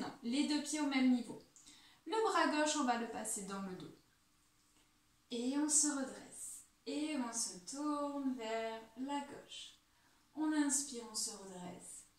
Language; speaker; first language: French; native; French